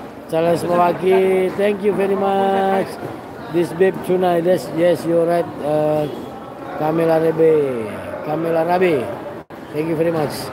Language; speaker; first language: English; non-native, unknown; Indonesian